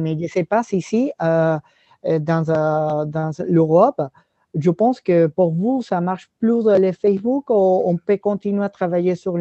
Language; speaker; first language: French; non-native, learner; Spanish